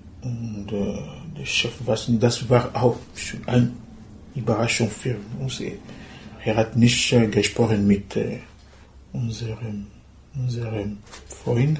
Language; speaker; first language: German; non-native, learner; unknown